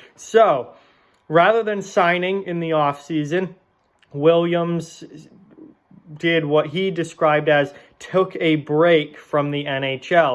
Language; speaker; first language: English; native; English